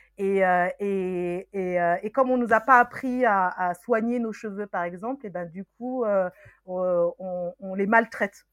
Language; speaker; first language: French; early bilingual, other home language; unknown